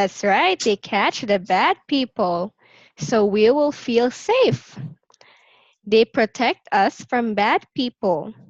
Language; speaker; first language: English; non-native, local second language; Filipino